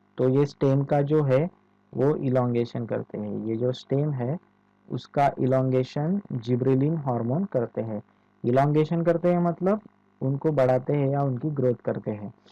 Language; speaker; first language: Hindi; non-native, local second language; Marathi